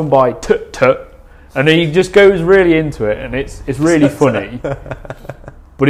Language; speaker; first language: English; native; English